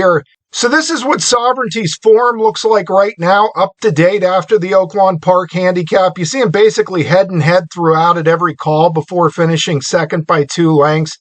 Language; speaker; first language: English; native; English